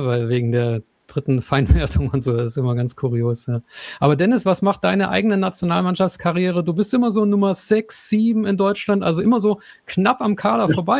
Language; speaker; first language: German; native; German